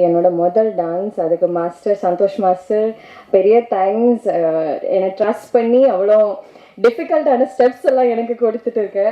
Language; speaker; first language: Tamil; non-native, learner; Malayalam